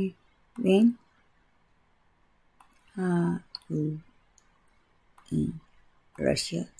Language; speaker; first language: English; non-native, learner; Japanese